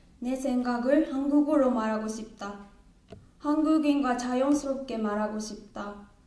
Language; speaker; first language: Korean; non-native, learner; Japanese